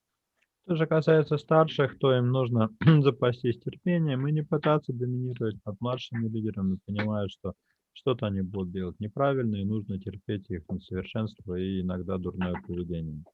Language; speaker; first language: Russian; native; Russian